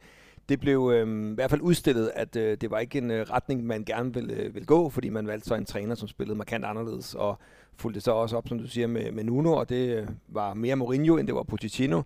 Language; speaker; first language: Danish; native; Danish